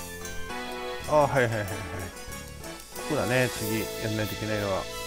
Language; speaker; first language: Japanese; native; Japanese